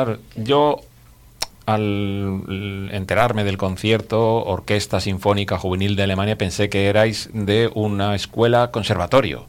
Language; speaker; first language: Spanish; native; Spanish